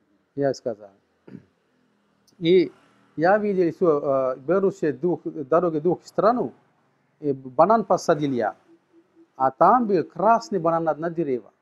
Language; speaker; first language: Russian; non-native, learner; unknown